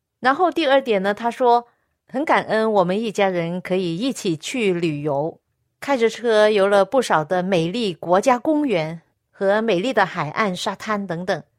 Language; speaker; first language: Chinese; non-native, local second language; Cantonese